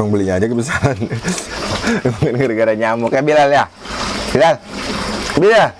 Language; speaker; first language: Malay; non-native, local second language; Sundanese